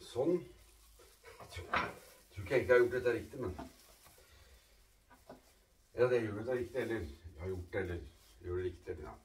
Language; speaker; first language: Norwegian; native; Norwegian